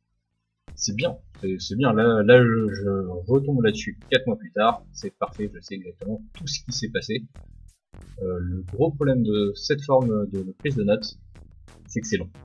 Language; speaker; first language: French; native; French